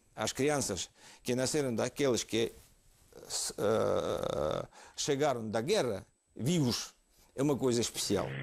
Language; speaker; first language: Portuguese; non-native, fluent; Russian